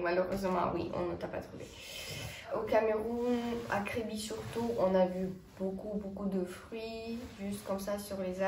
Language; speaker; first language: French; non-native, fluent; Estonian